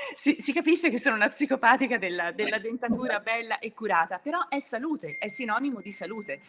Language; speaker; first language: Italian; native; Italian